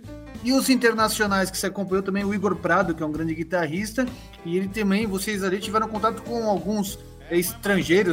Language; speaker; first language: Portuguese; native; Portuguese